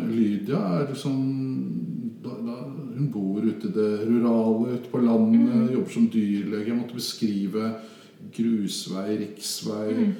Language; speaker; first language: Norwegian; native; Norwegian